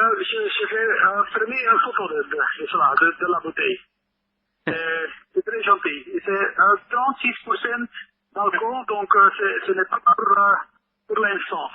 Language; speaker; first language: French; non-native, local second language; Dutch